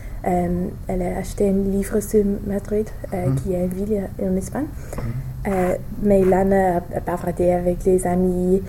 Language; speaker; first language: French; non-native, learner; English